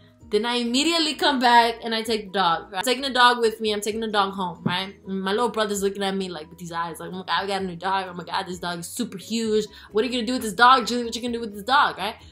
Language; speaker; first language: English; early bilingual, other home language; Spanish